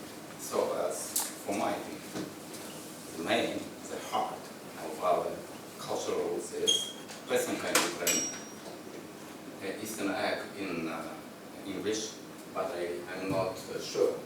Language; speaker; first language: English; non-native, learner; Ukrainian